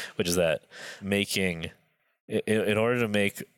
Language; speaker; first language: English; native; English